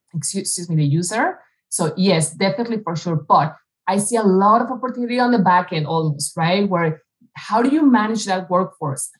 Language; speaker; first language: English; non-native, fluent; Spanish